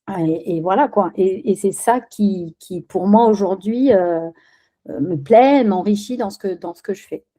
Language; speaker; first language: French; early bilingual, other home language; Spanish